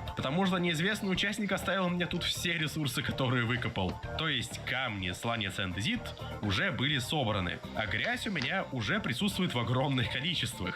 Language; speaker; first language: Russian; native; Russian